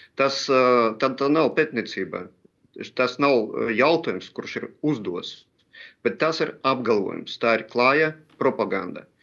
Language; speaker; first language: Latvian; non-native, local second language; Russian